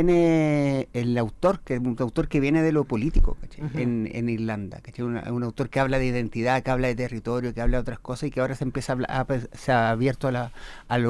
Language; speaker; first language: Spanish; native; Spanish